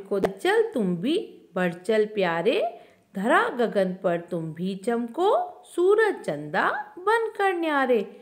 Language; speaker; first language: Hindi; non-native, local second language; Kannada